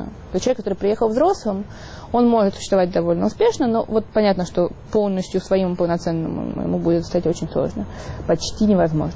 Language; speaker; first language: Russian; native; Russian